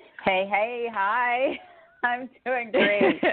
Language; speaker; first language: English; native; English